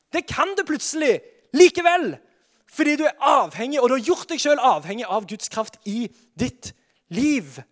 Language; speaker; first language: Norwegian; native; Norwegian